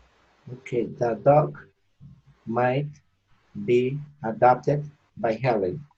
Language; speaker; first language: English; non-native, learner; Spanish